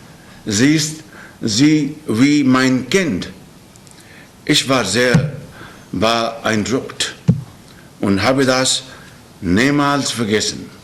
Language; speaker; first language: German; non-native, learner; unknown